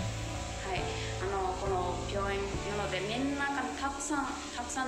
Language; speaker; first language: Japanese; non-native, fluent; Burmese